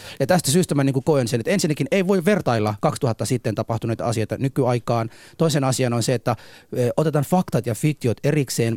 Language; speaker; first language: Finnish; non-native, fluent; Somali